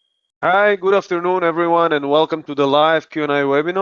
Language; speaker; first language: English; non-native, fluent; Hebrew